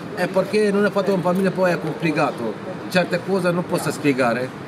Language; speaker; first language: Italian; non-native, learner; Turkish